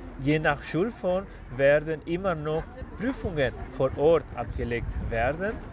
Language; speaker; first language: German; non-native, fluent; Spanish